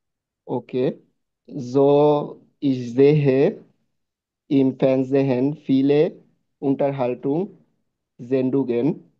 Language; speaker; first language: German; non-native, learner; Bangla